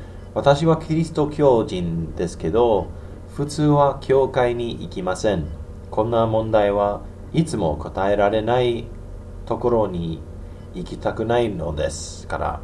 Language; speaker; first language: Japanese; non-native, learner; English